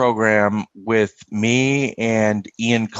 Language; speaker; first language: English; native; English